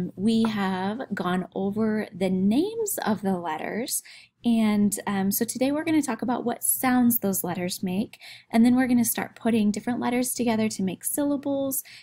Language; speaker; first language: English; native; English